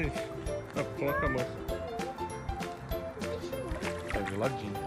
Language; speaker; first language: Portuguese; native; Portuguese